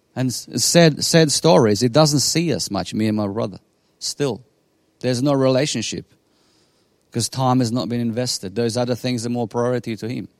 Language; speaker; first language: English; non-native, fluent; Bosnian